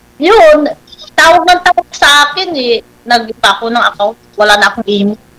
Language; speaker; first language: Filipino; non-native, local second language; Pangasinan